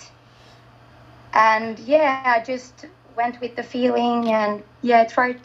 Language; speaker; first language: English; non-native, fluent; Finnish